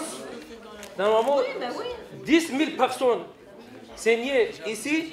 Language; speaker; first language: French; non-native, learner; Arabic